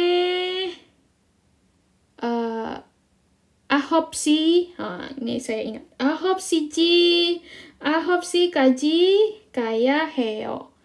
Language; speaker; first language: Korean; non-native, fluent; Indonesian